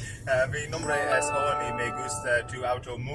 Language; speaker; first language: Spanish; non-native, learner; English